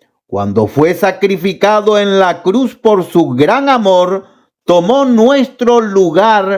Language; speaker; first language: Spanish; native; Spanish